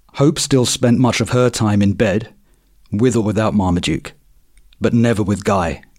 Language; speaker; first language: English; native; English